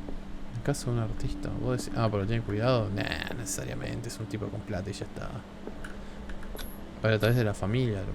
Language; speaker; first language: Spanish; native; Spanish